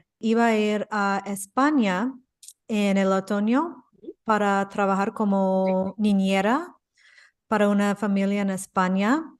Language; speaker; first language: Spanish; non-native, fluent; English